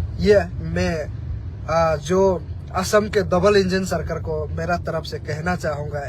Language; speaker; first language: Hindi; non-native, local second language; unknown